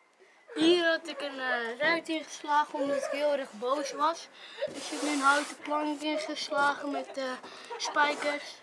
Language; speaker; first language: Dutch; early bilingual, other home language; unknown